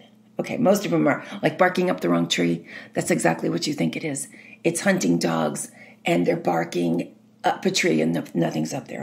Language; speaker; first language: English; native; English